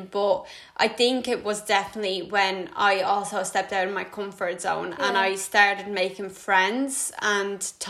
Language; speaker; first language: English; early bilingual, other home language; Latvian